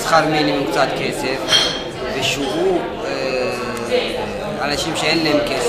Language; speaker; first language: Hebrew; non-native, fluent; Tigrinya